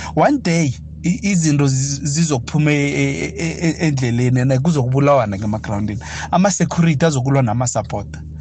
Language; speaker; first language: Zulu; non-native, local second language; South Ndebele